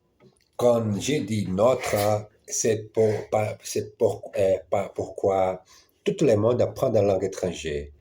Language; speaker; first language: French; non-native, learner; Portuguese